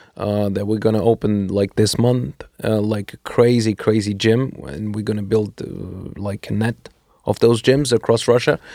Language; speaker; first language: English; non-native, fluent; Russian